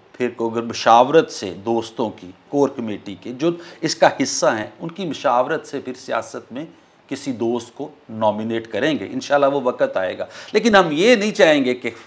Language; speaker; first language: Urdu; non-native, local second language; Punjabi